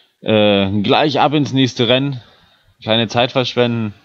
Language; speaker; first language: German; native; German